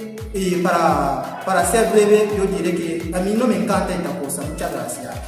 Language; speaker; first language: Spanish; non-native, learner; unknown